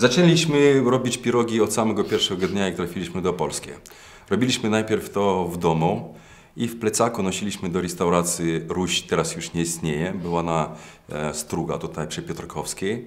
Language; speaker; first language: Polish; non-native, fluent; Russian